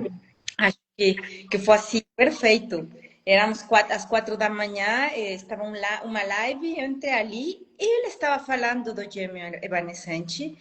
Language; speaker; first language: Portuguese; non-native, fluent; Spanish